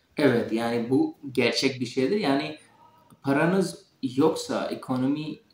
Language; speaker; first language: Turkish; non-native, fluent; Urdu